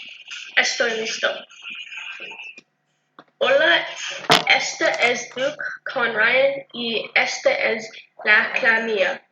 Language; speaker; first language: Spanish; non-native, learner; English